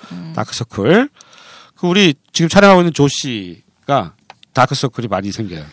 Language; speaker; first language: Korean; native; Korean